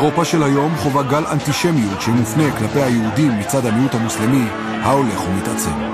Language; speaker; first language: Hebrew; native; Hebrew